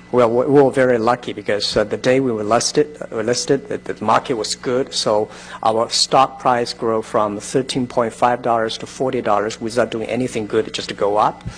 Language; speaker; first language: English; non-native, fluent; Chinese